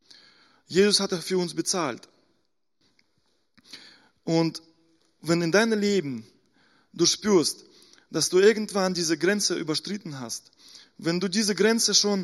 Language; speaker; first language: German; non-native, fluent; Russian